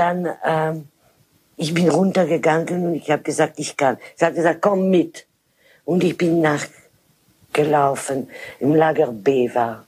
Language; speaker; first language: German; non-native, fluent; French